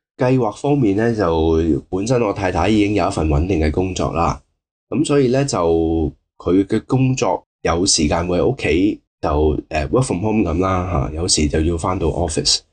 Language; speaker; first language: Cantonese; native; Cantonese